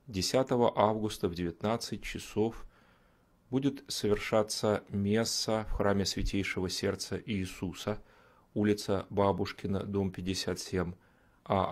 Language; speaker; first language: Russian; native; Russian